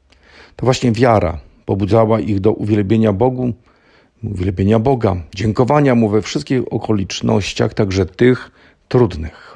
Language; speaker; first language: Polish; native; Polish